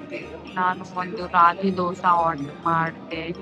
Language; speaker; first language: Kannada; non-native, learner; Telugu